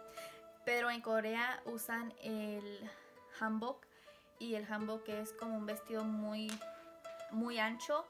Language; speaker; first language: Spanish; early bilingual, heritage; Spanish